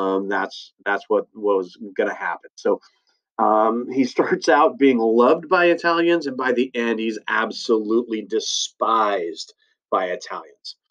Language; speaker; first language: English; native; English